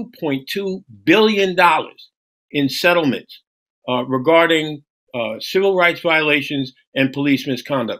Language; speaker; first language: English; native; English